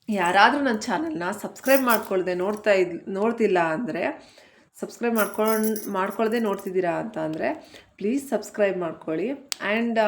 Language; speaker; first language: Kannada; native; Kannada